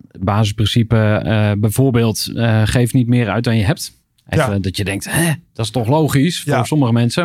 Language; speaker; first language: Dutch; native; Dutch